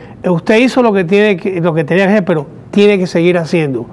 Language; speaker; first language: Spanish; native; Spanish